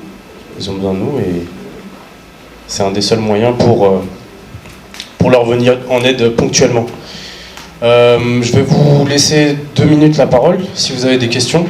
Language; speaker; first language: French; native; French